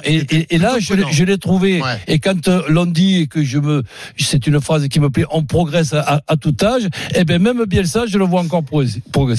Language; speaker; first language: French; native; French